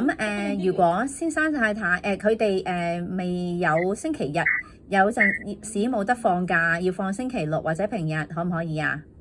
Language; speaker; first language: Cantonese; native; Cantonese